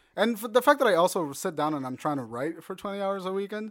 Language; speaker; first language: English; non-native, fluent; Spanish